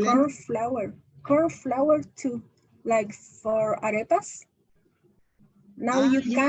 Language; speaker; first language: English; non-native, learner; Spanish